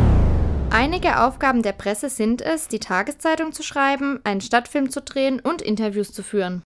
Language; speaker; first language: German; native; German